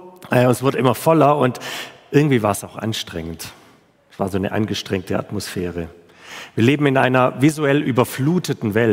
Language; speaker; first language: German; native; German